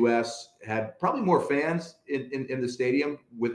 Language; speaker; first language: English; native; English